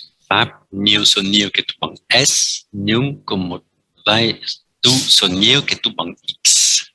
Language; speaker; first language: Vietnamese; non-native, fluent; French